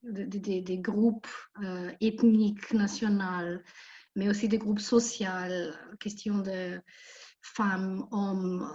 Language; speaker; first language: French; non-native, fluent; German